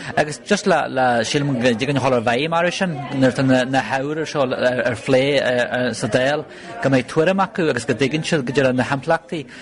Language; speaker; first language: Irish; native; Irish